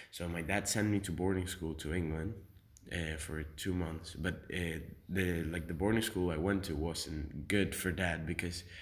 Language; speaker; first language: English; early bilingual, other home language; Spanish